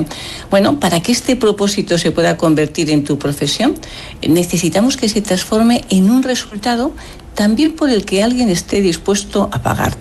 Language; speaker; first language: Spanish; native; Spanish